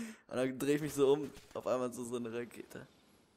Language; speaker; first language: German; native; German